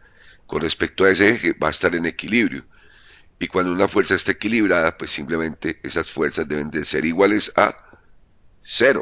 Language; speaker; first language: Spanish; native; Spanish